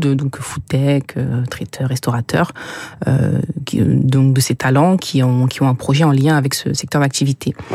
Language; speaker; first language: French; native; French